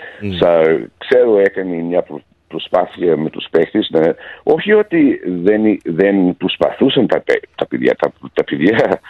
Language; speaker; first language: Greek; early bilingual, heritage; Greek